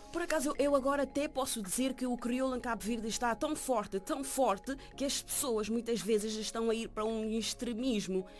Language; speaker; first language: Portuguese; non-native, local second language; Kabuverdianu